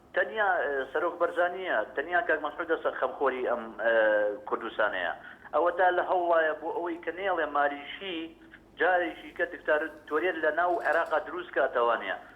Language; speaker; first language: Central Kurdish; native; Central Kurdish